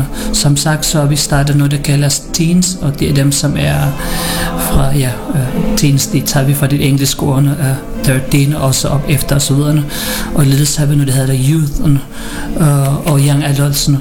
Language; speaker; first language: Danish; non-native, fluent; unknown